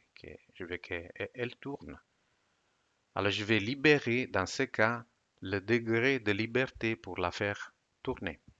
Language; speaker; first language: French; non-native, fluent; Italian